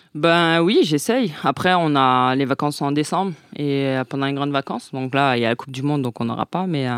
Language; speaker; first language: French; non-native, local second language; Guadeloupean Creole French